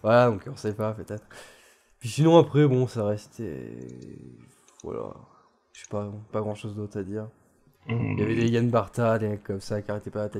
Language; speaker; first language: French; native; French